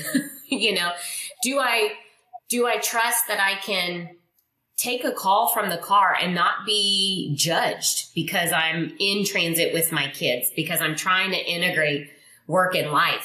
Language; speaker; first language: English; non-native, fluent; Indonesian